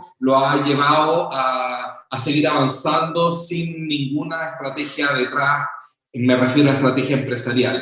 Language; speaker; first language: Spanish; native; Spanish